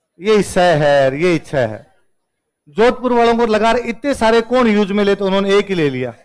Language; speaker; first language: Hindi; non-native, local second language; Rajasthani